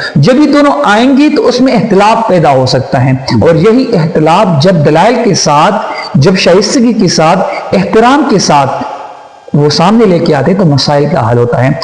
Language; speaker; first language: Urdu; non-native, local second language; Pashto